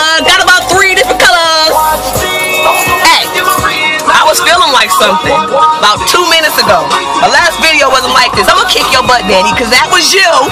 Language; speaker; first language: English; native; English